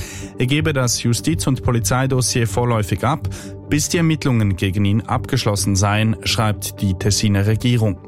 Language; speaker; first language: German; native; German